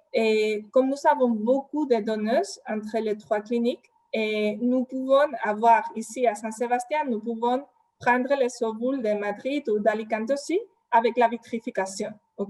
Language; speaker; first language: French; non-native, fluent; Spanish